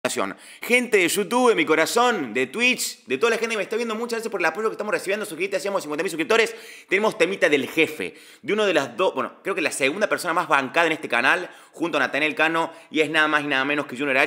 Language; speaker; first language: Spanish; native; Spanish